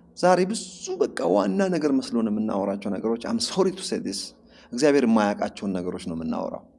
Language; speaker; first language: Amharic; non-native, local second language; Oromo